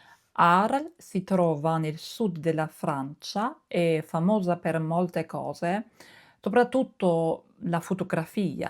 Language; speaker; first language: Italian; non-native, fluent; German